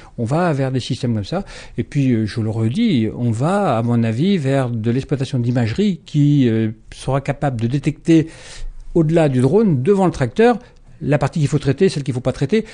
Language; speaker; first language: French; native; French